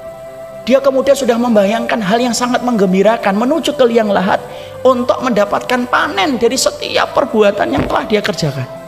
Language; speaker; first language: Indonesian; native; Indonesian